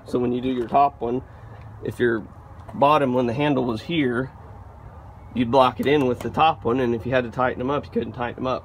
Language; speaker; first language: English; native; English